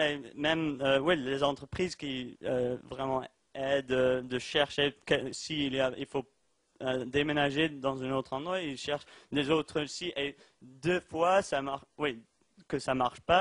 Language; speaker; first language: French; non-native, learner; Dutch